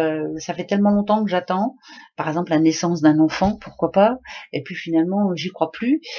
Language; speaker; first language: French; native; French